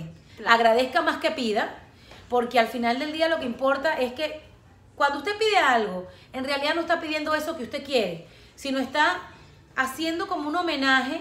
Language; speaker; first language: Spanish; native; Spanish